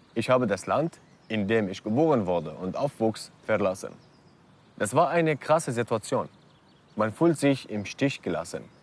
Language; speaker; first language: German; non-native, fluent; Kurdish